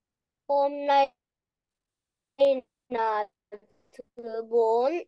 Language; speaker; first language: Vietnamese; early bilingual, heritage; Vietnamese